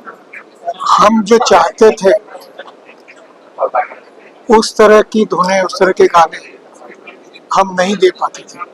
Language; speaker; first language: Hindi; native; Hindi